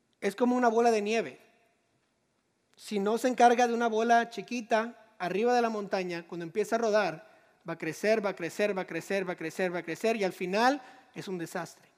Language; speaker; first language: Spanish; native; Spanish